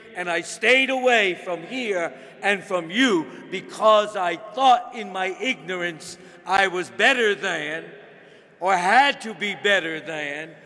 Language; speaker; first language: English; native; English